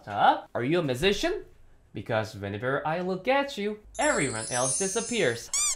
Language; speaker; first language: English; non-native, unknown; Korean